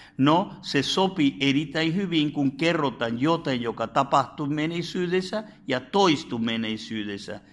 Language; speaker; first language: Finnish; non-native, fluent; Spanish